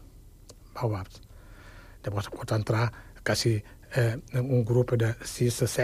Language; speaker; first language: Catalan; non-native, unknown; Wolof